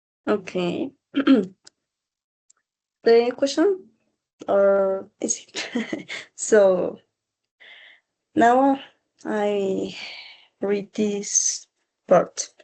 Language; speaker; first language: English; non-native, learner; Spanish